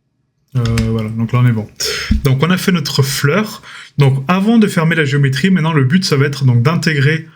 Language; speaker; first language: French; native; French